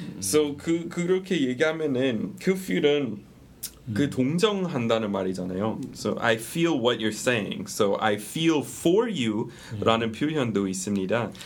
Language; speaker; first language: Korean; non-native, fluent; English